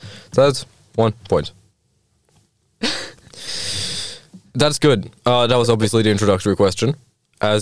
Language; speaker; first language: English; non-native, fluent; Norwegian